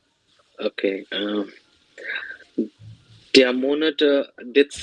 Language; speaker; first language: German; non-native, learner; Bangla